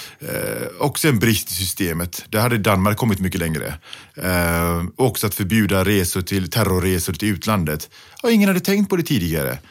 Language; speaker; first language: Swedish; early bilingual, other home language; Pashto